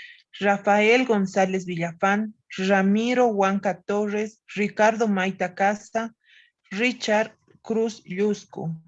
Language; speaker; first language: Spanish; native; Spanish